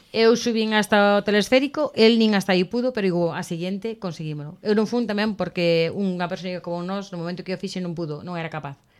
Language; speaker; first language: Galician; non-native, local second language; Spanish